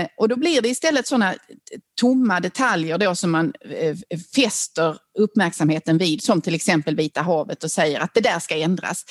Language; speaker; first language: Swedish; native; Swedish